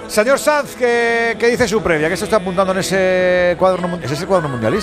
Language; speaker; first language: Spanish; native; Spanish